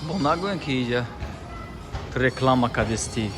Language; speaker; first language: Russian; non-native, learner; Tajik